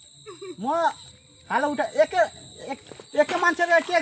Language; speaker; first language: Nepali; non-native, local second language; Bhojpuri